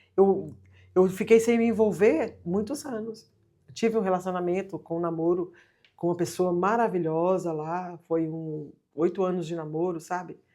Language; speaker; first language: Portuguese; native; Portuguese